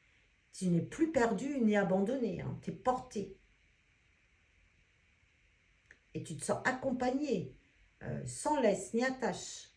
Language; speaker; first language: French; native; French